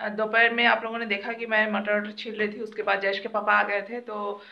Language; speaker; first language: Hindi; non-native, local second language; Bangla